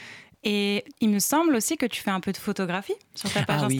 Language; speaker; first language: French; native; French